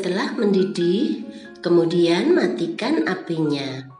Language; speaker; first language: Indonesian; native; Indonesian